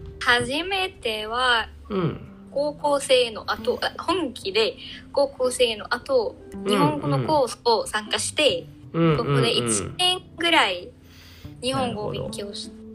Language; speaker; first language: Japanese; non-native, learner; Arabic